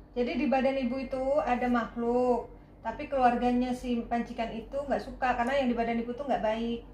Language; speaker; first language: Indonesian; native; Indonesian